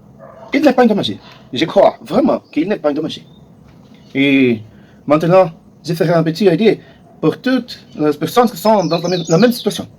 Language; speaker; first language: French; non-native, learner; Portuguese